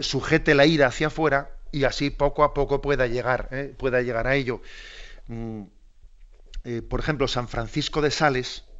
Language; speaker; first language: Spanish; native; Spanish